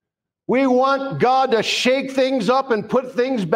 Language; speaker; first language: English; native; English